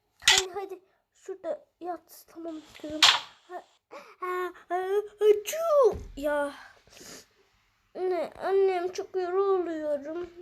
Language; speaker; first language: Turkish; early bilingual, heritage; Turkish